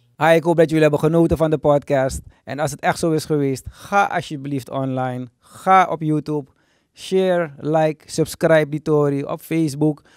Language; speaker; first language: Dutch; native; Dutch